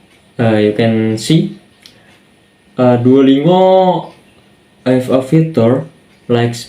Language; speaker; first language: English; non-native, learner; Indonesian